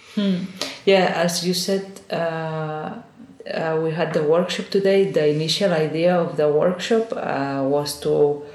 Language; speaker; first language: English; non-native, fluent; Spanish